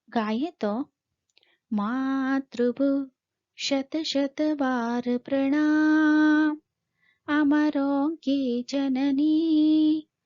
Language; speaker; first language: Hindi; non-native, local second language; Kannada